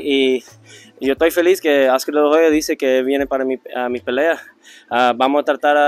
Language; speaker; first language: Spanish; early bilingual, heritage; Spanish